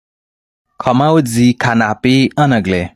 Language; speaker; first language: French; non-native, local second language; Haitian Creole